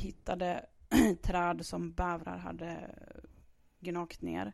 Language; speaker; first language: Swedish; native; Swedish